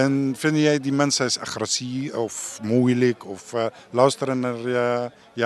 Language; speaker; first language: Dutch; non-native, learner; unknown